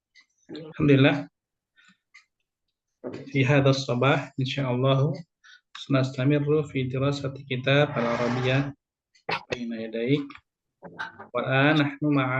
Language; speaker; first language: Arabic; non-native, fluent; Indonesian